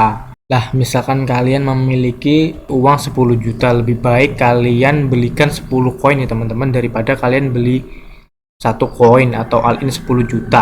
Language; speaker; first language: Indonesian; native; Indonesian